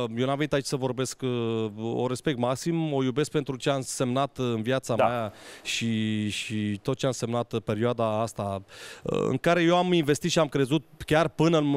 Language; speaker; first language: Romanian; native; Romanian